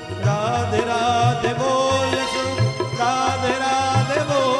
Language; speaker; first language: Hindi; native; Hindi